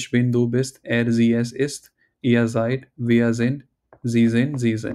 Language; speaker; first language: German; non-native, fluent; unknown